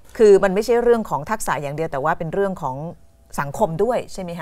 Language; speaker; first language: Thai; native; Thai